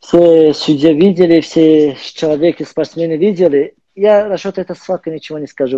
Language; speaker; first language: Russian; non-native, learner; Azerbaijani